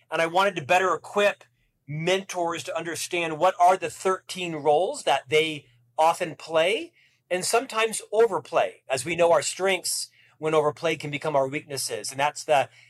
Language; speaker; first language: English; native; English